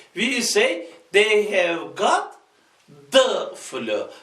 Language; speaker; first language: English; non-native, fluent; Turkish